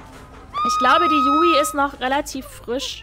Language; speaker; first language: German; native; German